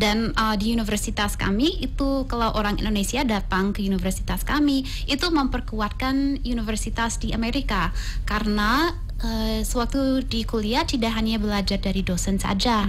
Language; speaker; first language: Indonesian; non-native, fluent; English